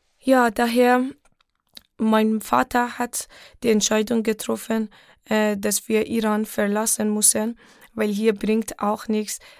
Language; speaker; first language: German; non-native, fluent; Persian